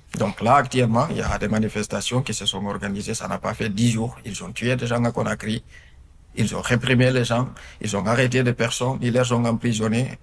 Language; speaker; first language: French; non-native, local second language; Fula